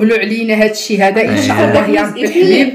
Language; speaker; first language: Arabic; native; Arabic